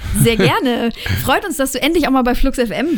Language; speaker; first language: German; native; German